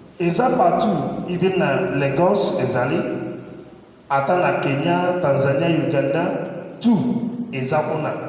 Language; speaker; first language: Lingala; non-native, fluent; Igbo